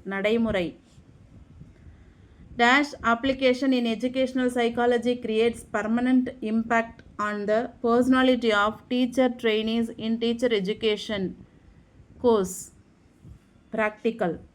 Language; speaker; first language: English; non-native, local second language; Tamil